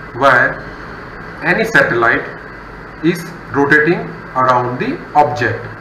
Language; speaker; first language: English; non-native, local second language; Gujarati